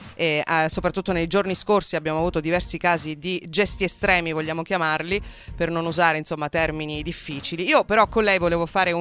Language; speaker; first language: Italian; native; Italian